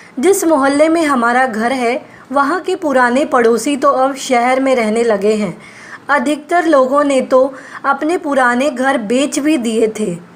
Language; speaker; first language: Hindi; non-native, local second language; Gujarati